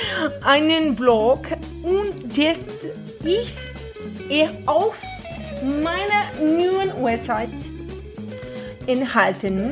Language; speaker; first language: German; non-native, learner; Portuguese